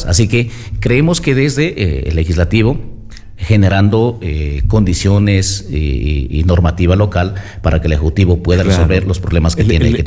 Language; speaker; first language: Spanish; native; Spanish